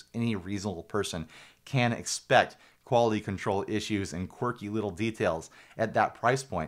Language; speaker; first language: English; native; English